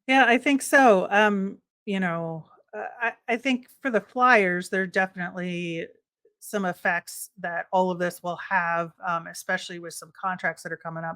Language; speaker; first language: English; native; English